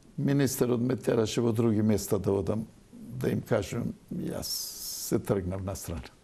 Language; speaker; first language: Macedonian; non-native, local second language; Turkish